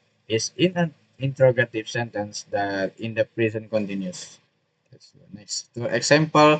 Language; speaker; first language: English; non-native, learner; Indonesian